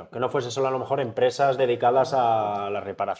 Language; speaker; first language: Spanish; native; Spanish